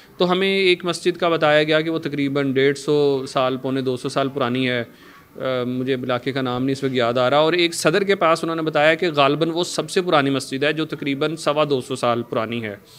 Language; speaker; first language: Urdu; native; Urdu